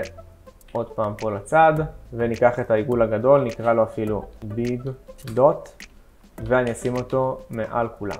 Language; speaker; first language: Hebrew; native; Hebrew